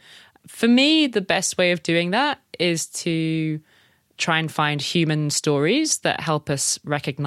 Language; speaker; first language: English; native; English